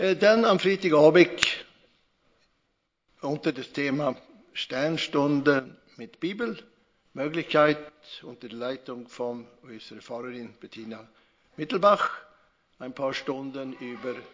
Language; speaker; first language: German; non-native, fluent; Swedish